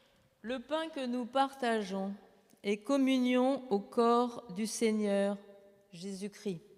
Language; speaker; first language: French; native; French